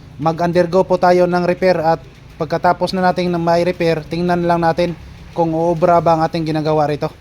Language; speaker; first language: Filipino; non-native, local second language; Cebuano